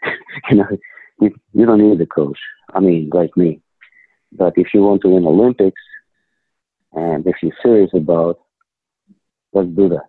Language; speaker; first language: English; non-native, fluent; Ukrainian